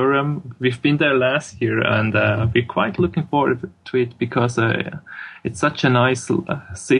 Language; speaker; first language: English; non-native, fluent; German